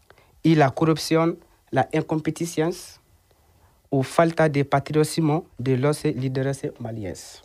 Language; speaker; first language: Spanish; non-native, learner; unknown